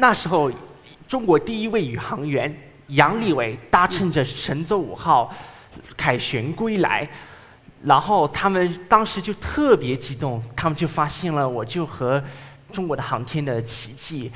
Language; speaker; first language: Chinese; non-native, learner; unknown